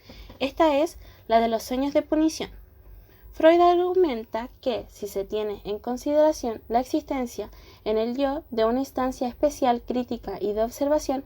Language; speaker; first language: Spanish; native; Spanish